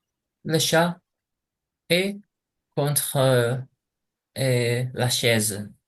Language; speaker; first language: French; non-native, learner; Portuguese